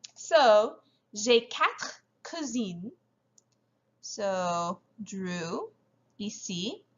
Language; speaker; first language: French; non-native, fluent; English